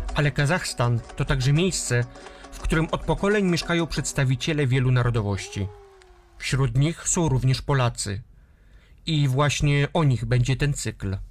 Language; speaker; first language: Polish; native; Polish